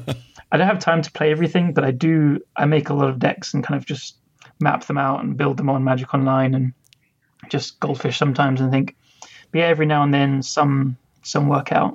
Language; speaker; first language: English; native; English